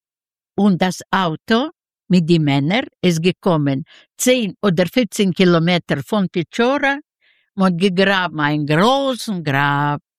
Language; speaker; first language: German; non-native, learner; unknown